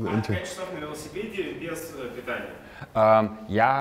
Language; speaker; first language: Russian; native; Russian